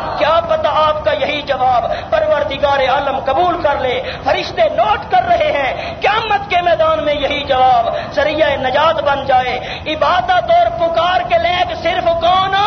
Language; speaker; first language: Urdu; non-native, local second language; Punjabi